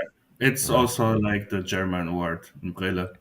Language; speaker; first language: English; non-native, fluent; Polish